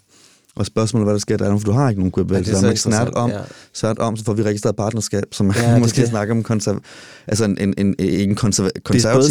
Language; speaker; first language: Danish; native; Danish